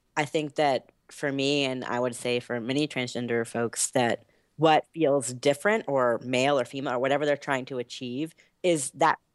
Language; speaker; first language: English; native; English